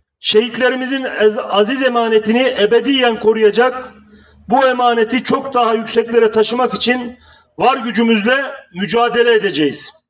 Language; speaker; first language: Turkish; native; Turkish